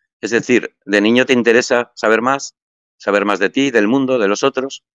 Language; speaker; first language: Spanish; native; Spanish